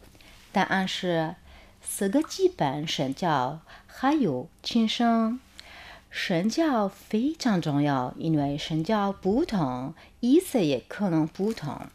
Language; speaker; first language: Chinese; non-native, fluent; Arabic